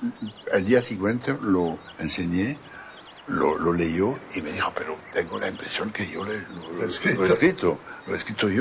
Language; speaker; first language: Spanish; non-native, fluent; French